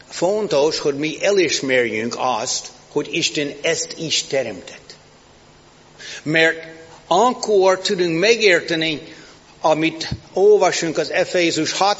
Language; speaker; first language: Hungarian; non-native, fluent; English